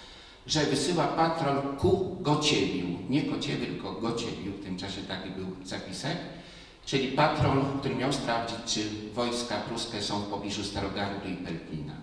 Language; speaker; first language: Polish; native; Polish